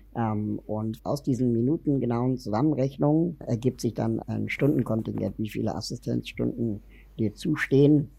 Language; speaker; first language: German; native; German